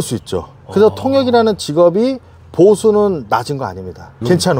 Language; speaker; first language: Korean; native; Korean